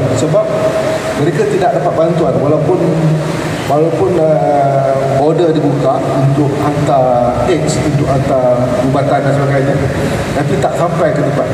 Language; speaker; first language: Malay; native; Malay